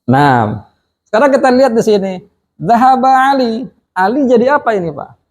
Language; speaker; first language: Indonesian; native; Indonesian